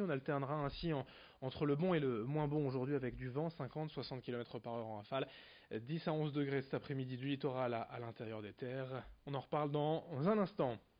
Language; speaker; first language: French; native; French